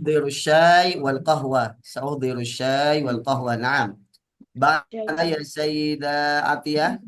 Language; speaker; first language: Arabic; non-native, fluent; Indonesian